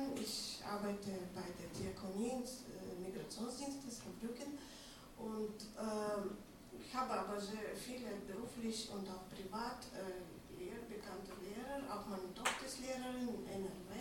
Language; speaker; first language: German; non-native, fluent; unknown